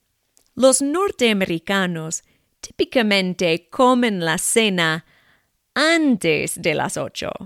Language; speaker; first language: Spanish; non-native, fluent; English